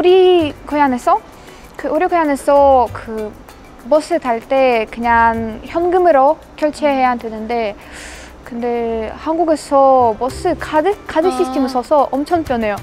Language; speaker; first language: Korean; non-native, learner; Russian